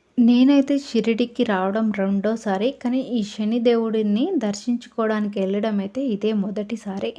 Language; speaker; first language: Telugu; native; Telugu